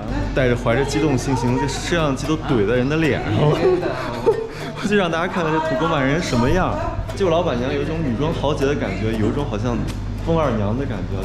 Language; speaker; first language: Chinese; native; Chinese